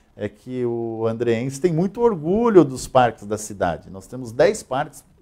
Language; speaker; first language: Portuguese; native; Portuguese